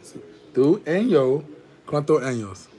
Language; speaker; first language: Spanish; non-native, learner; English